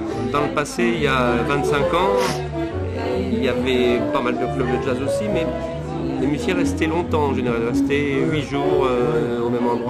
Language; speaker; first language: French; native; French